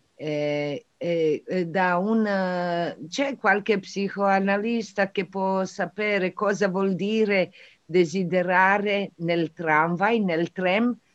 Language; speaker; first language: Italian; non-native, fluent; Croatian